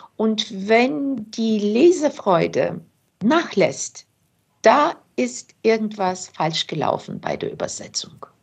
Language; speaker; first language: German; early bilingual, other home language; Turkish